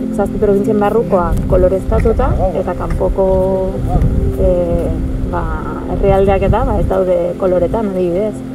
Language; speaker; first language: Basque; non-native, fluent; Spanish